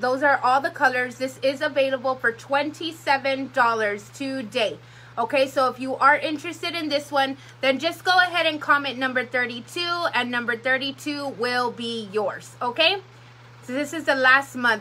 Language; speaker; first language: English; early bilingual, other home language; Spanish